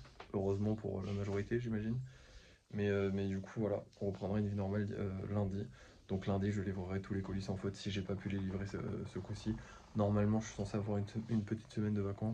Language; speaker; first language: French; native; French